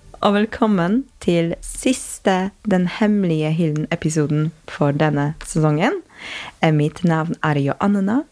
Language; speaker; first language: Norwegian; non-native, fluent; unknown